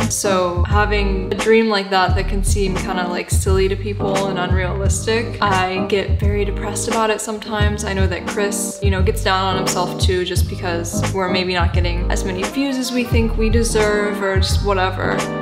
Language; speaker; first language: English; native; English